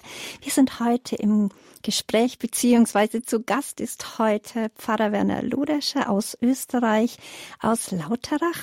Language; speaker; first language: German; native; German